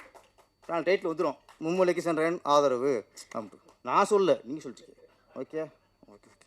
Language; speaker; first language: Tamil; native; Tamil